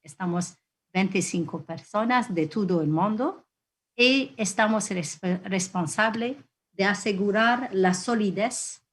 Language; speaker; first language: Spanish; non-native, fluent; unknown